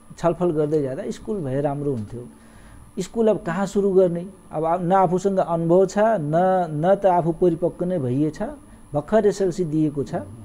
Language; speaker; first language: Nepali; non-native, local second language; Awadhi